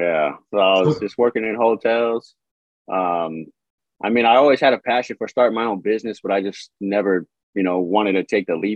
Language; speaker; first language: English; native; English